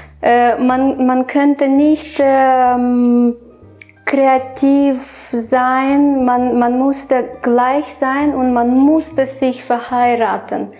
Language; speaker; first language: German; non-native, fluent; Romanian